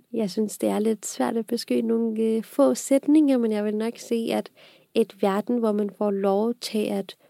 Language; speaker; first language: Danish; non-native, fluent; Urdu